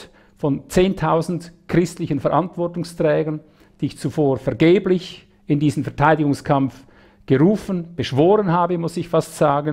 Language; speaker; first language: German; native; German